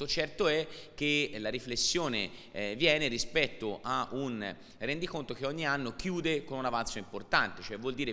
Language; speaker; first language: Italian; native; Italian